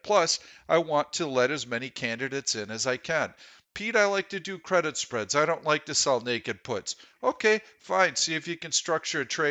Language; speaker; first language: English; native; English